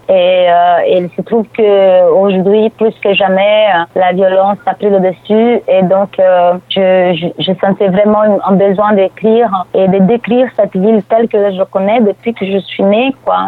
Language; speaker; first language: French; non-native, fluent; Portuguese